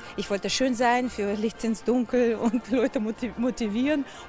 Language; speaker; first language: German; non-native, fluent; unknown